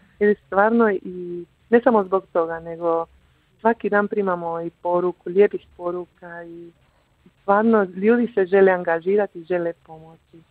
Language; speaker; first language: Croatian; early bilingual, heritage; Croatian